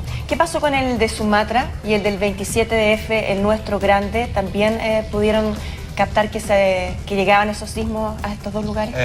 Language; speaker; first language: Spanish; native; Spanish